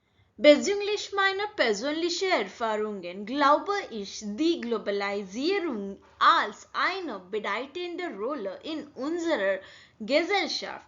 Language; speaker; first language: German; non-native, learner; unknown